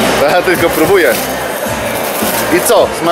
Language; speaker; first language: Polish; native; Polish